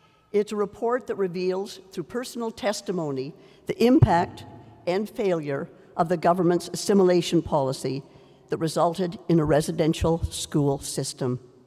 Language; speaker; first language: English; native; English